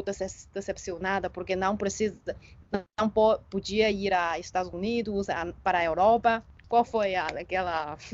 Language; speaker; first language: Portuguese; non-native, fluent; Chinese